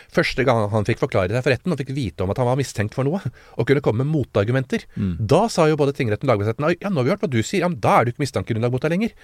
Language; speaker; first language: Norwegian; native; Norwegian